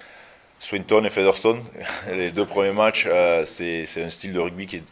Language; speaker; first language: French; native; French